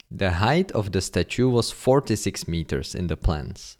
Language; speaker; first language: English; non-native, fluent; Czech